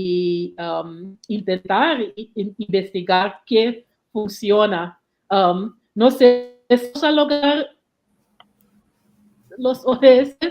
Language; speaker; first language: Spanish; non-native, learner; English